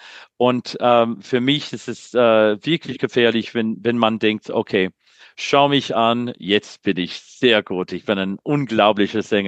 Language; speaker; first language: German; non-native, learner; English